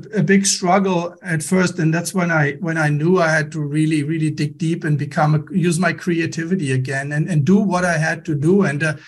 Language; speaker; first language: English; non-native, fluent; German